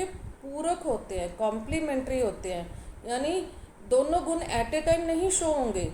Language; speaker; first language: Hindi; native; Hindi